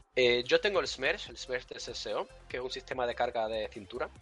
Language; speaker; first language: Spanish; early bilingual, other home language; Russian